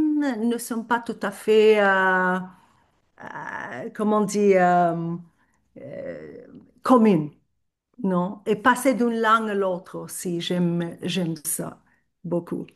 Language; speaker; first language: French; non-native, fluent; Turkish